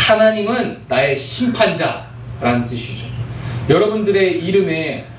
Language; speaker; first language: Korean; native; Korean